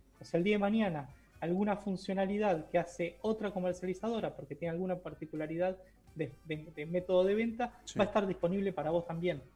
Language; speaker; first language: Spanish; native; Spanish